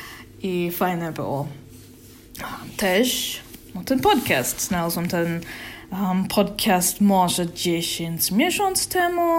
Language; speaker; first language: Polish; non-native, learner; English